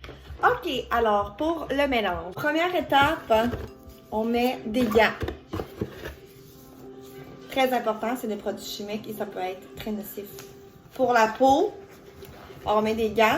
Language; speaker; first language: French; native; French